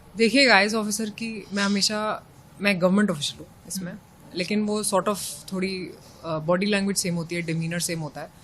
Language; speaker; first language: Hindi; native; Hindi